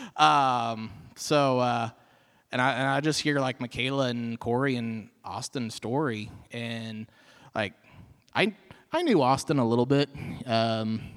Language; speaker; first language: English; native; English